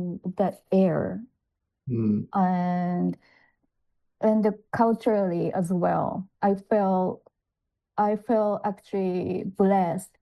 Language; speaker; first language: English; non-native, fluent; Japanese